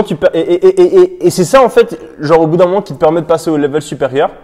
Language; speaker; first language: French; native; French